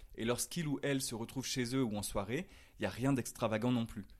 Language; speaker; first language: French; native; French